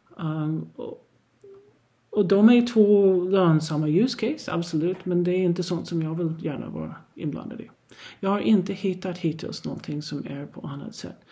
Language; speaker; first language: Swedish; non-native, fluent; English